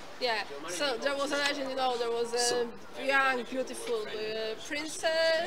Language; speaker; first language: English; non-native, fluent; Polish